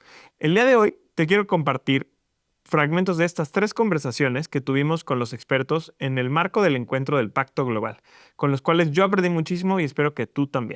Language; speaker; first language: Spanish; native; Spanish